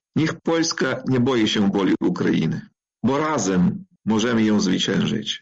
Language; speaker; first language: Polish; non-native, fluent; Ukrainian